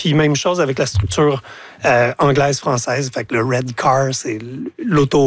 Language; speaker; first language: French; native; French